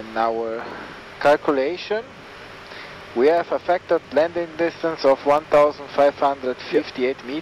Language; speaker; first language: English; non-native, fluent; German